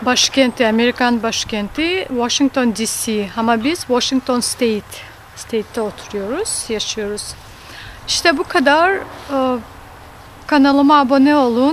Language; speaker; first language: Turkish; early bilingual, heritage; Russian